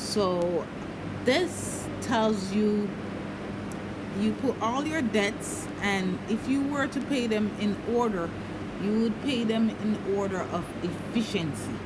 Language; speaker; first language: English; native; English